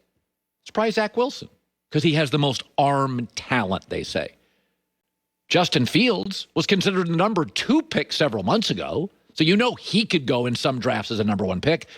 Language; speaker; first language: English; native; English